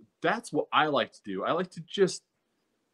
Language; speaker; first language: English; native; English